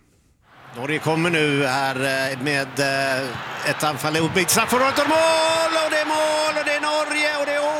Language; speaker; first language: Swedish; native; Swedish